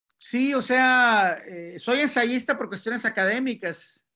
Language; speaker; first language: Spanish; native; Spanish